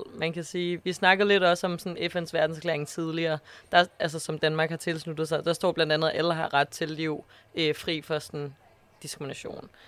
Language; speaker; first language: Danish; native; Danish